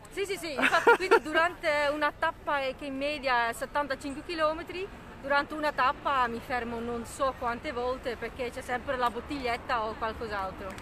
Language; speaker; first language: Italian; non-native, fluent; Dutch